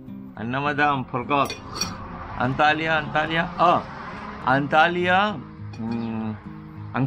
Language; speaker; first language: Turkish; non-native, learner; Hindi